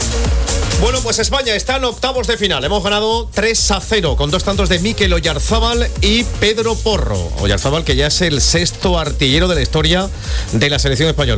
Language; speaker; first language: Spanish; native; Spanish